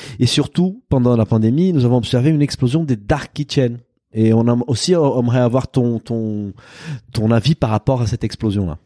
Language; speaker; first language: French; non-native, fluent; Portuguese